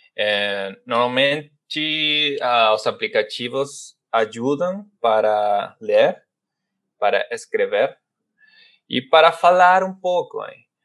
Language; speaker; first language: Portuguese; non-native, fluent; Spanish